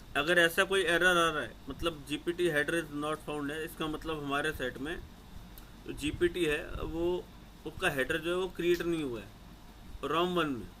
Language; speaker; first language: Hindi; native; Hindi